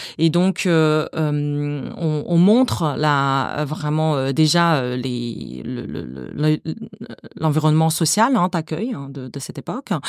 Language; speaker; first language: French; non-native, fluent; Chinese